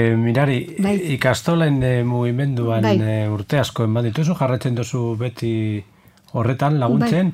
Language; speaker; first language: Basque; native; Basque